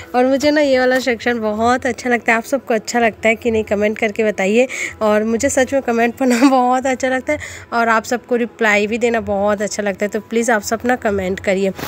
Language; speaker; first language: Hindi; native; Hindi